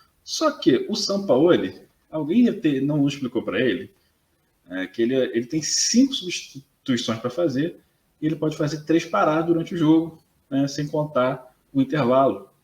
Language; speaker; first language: Portuguese; native; Portuguese